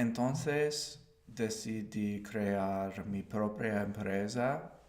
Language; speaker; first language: Spanish; non-native, learner; English